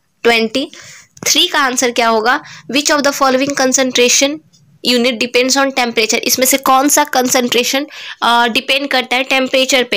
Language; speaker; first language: Hindi; native; Hindi